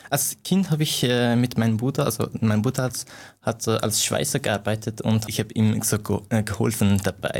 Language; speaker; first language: German; non-native, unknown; Persian